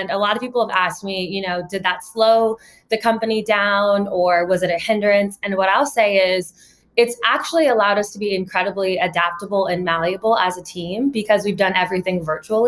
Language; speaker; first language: English; native; English